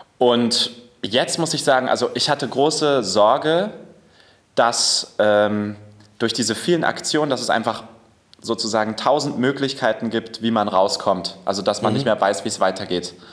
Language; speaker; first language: German; native; German